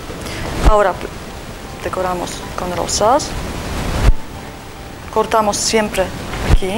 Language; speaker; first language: Spanish; non-native, learner; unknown